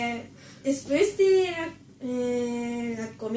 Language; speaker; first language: Spanish; non-native, learner; Japanese